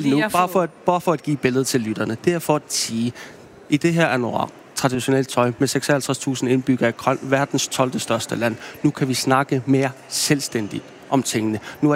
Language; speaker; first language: Danish; non-native, local second language; Kalaallisut